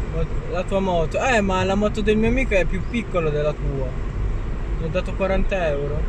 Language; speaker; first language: Italian; early bilingual, other home language; Filipino